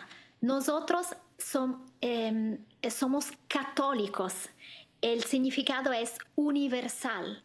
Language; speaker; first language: Spanish; non-native, fluent; Italian